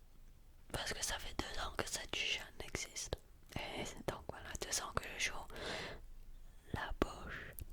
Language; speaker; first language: French; early bilingual, heritage; French